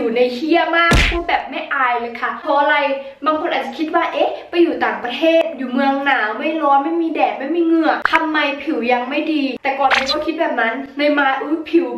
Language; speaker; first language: Thai; native; Thai